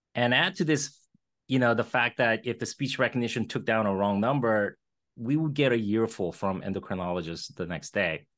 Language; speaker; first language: English; early bilingual, other home language; Korean